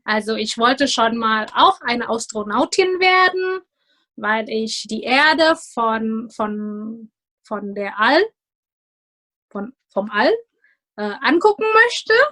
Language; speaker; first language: German; non-native, fluent; Indonesian